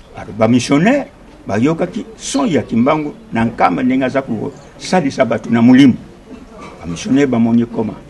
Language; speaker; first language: Lingala; non-native, local second language; Kongo